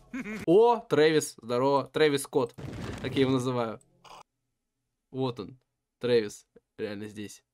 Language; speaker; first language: Russian; native; Russian